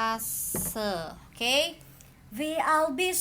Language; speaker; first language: German; non-native, learner; Indonesian